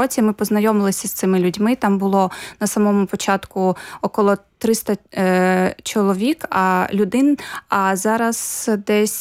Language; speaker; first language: Ukrainian; native; Ukrainian